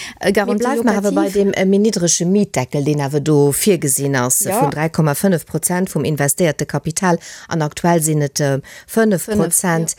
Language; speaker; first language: Luxembourgish; early bilingual, other home language; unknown